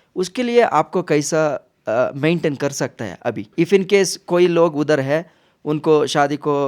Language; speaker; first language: Hindi; non-native, local second language; Kannada